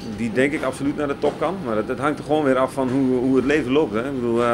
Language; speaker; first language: Dutch; native; Dutch